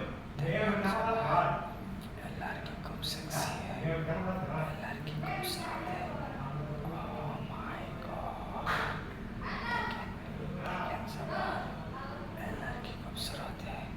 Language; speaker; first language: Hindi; non-native, learner; Bangla